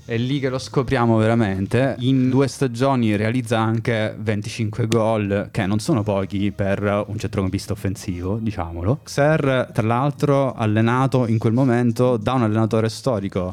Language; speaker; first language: Italian; native; Italian